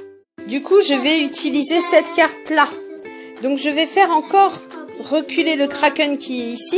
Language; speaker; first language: French; native; French